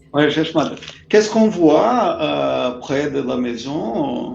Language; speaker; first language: French; non-native, fluent; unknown